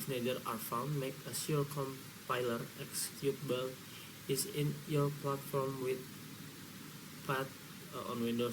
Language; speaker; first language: English; non-native, learner; Indonesian